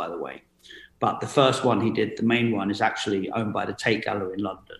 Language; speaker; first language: English; native; English